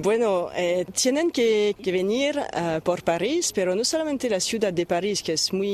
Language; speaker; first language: Spanish; non-native, fluent; French